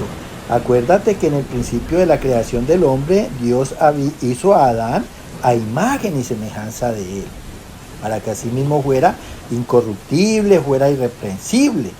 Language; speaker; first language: Spanish; native; Spanish